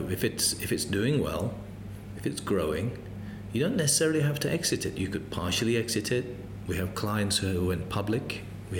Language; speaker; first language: English; native; English